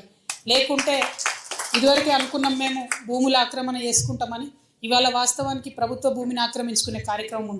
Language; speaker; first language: Telugu; native; Telugu